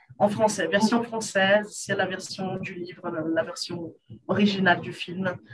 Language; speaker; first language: French; non-native, fluent; Portuguese